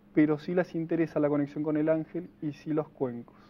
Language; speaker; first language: Spanish; native; Spanish